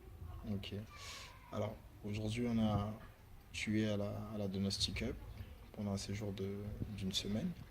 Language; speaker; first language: French; native; French